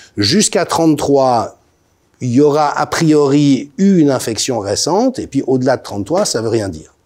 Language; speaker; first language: French; native; French